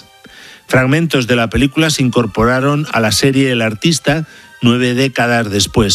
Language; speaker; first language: Spanish; native; Spanish